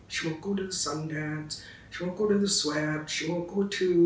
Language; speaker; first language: English; native; English